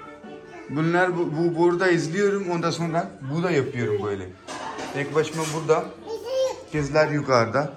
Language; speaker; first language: Turkish; non-native, learner; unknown